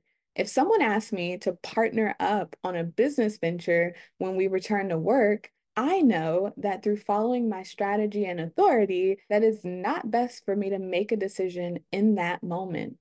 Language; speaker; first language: English; native; English